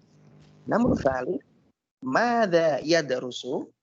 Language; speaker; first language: Arabic; non-native, fluent; Indonesian